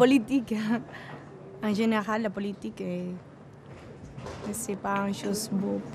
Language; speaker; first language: French; non-native, learner; Spanish